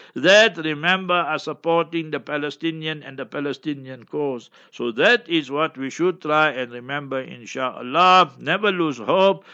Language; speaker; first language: English; early bilingual, other home language; Hindi